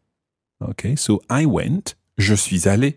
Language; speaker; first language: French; non-native, fluent; English